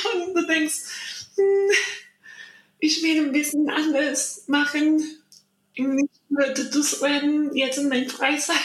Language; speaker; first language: German; non-native, learner; Spanish